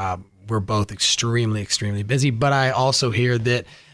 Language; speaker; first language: English; native; English